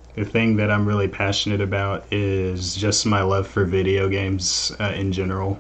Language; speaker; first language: English; native; English